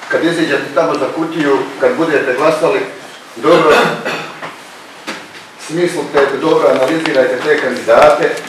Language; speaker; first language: Croatian; native; Croatian